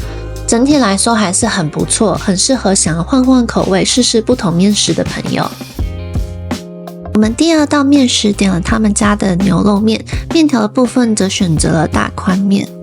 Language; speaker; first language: Chinese; native; Chinese